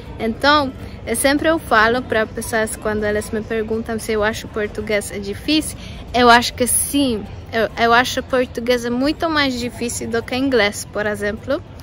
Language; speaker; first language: Portuguese; non-native, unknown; Polish